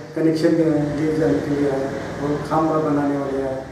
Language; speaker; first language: Hindi; non-native, local second language; Marathi